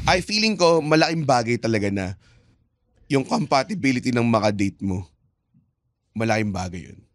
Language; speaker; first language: Filipino; native; Filipino